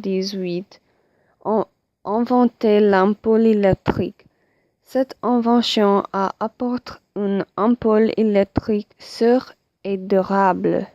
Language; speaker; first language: French; non-native, learner; English